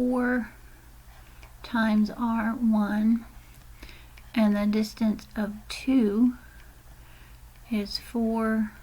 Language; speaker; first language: English; native; English